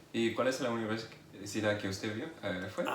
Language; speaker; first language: Spanish; non-native, fluent; English